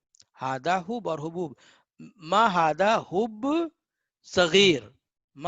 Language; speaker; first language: Arabic; non-native, fluent; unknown